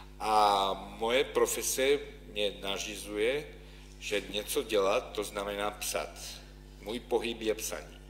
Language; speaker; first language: Czech; non-native, fluent; Ukrainian